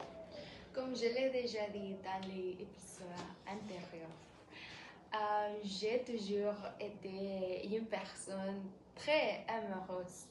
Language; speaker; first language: French; non-native, learner; Spanish